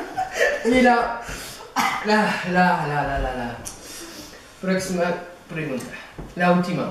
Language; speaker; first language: Spanish; non-native, learner; French